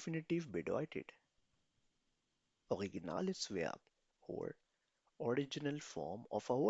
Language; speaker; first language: German; non-native, fluent; Urdu